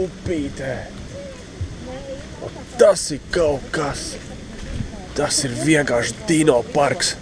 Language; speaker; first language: Latvian; native; Latvian